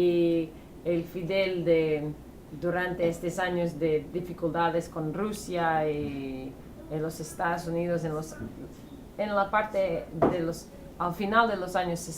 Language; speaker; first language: Spanish; non-native, fluent; English